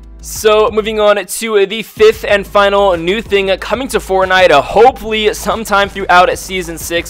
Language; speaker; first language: English; native; English